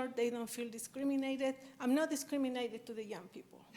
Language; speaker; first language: English; non-native, fluent; Spanish